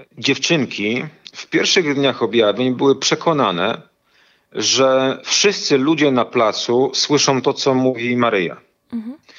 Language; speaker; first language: Polish; native; Polish